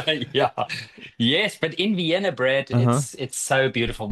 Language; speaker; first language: English; native; English